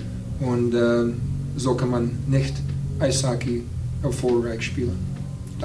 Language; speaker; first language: German; non-native, fluent; English